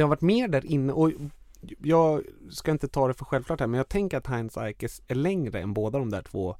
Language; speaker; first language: Swedish; native; Swedish